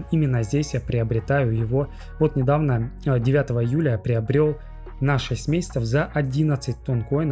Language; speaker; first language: Russian; native; Russian